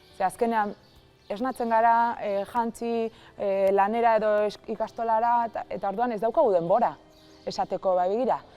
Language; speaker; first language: Basque; native; Basque